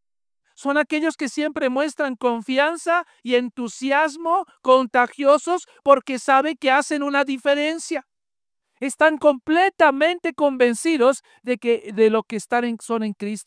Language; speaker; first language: Spanish; native; Spanish